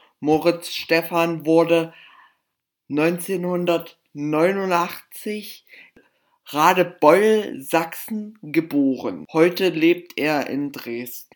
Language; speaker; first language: German; native; German